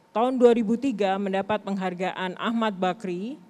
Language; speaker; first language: Indonesian; native; Indonesian